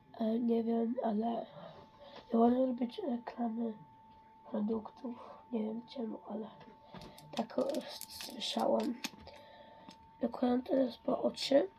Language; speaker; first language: Polish; early bilingual, heritage; Dutch